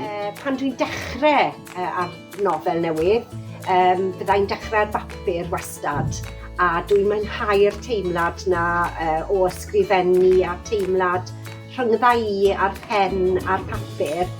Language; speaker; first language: Welsh; native; Welsh